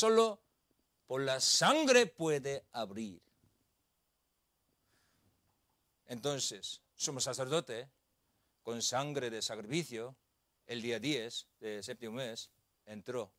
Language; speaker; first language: Spanish; non-native, learner; Korean